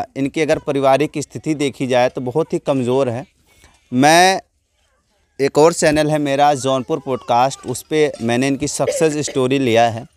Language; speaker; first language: Hindi; native; Hindi